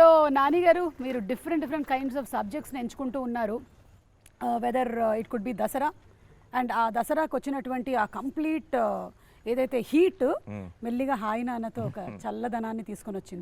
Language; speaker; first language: Telugu; native; Telugu